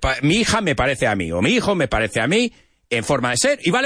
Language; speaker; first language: Spanish; non-native, fluent; English